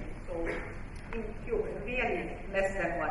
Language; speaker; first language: English; non-native, fluent; Italian